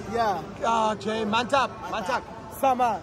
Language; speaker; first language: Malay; non-native, learner; Persian